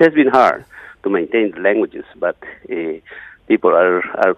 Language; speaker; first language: English; non-native, fluent; Yucateco